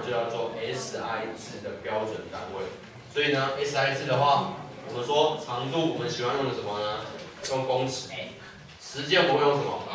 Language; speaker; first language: Chinese; native; Chinese